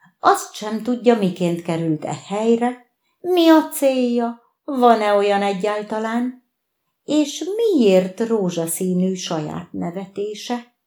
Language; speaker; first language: Hungarian; native; Hungarian